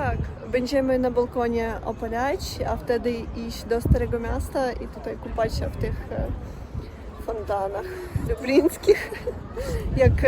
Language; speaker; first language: Polish; non-native, learner; Russian